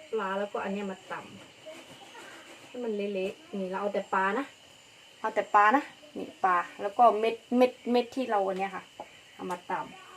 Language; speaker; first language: Thai; non-native, local second language; Karen languages